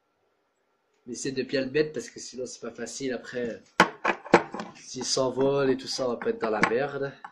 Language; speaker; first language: French; native; French